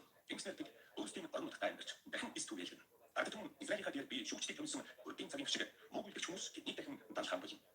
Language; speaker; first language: Mongolian; native; Mongolian